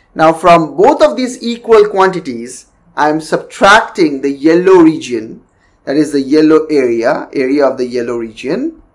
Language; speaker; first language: English; non-native, local second language; Bangla